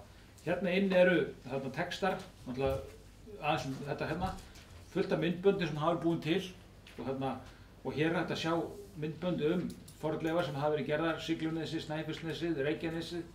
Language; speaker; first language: Icelandic; native; Icelandic